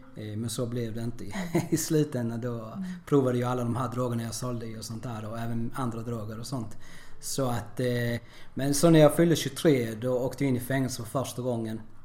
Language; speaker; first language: Swedish; early bilingual, other home language; Spanish